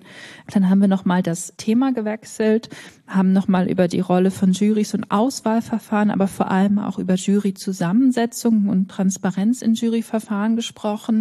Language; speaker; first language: German; native; German